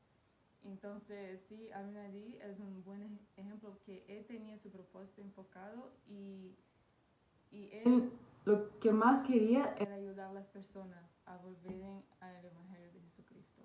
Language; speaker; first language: Spanish; non-native, fluent; Portuguese